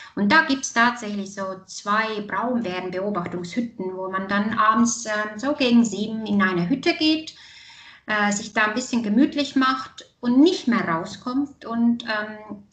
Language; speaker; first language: German; non-native, fluent; Estonian